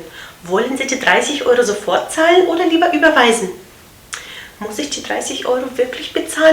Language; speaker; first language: German; non-native, fluent; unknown